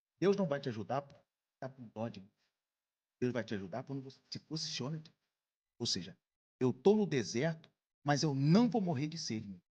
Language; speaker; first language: Portuguese; native; Portuguese